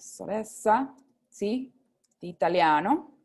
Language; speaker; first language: Italian; non-native, fluent; Spanish